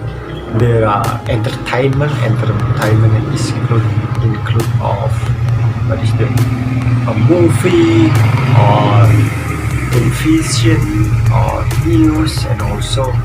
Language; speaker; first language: English; non-native, learner; Indonesian